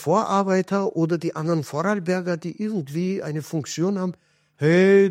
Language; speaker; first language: German; non-native, fluent; Kurdish